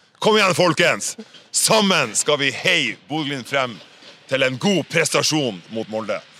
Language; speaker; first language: Norwegian; native; Norwegian